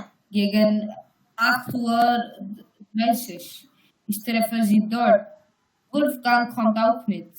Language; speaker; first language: German; non-native, learner; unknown